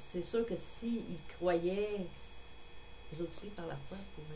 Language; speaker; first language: French; native; French